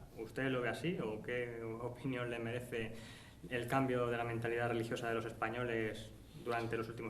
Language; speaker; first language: Spanish; native; Spanish